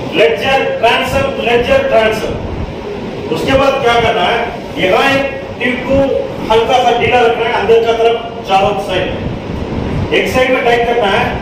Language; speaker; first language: Hindi; non-native, local second language; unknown